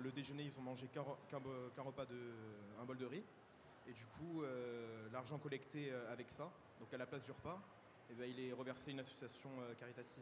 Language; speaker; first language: French; native; French